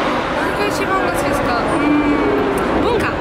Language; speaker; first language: Japanese; non-native, learner; Russian